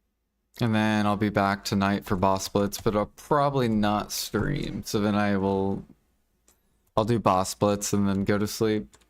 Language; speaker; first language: English; native; English